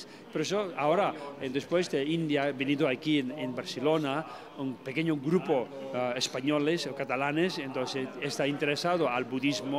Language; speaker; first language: Spanish; non-native, learner; Tibetan